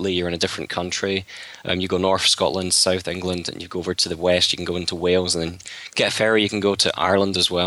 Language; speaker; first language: English; native; English